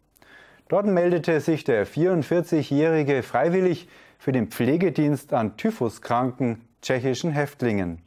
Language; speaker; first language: German; native; German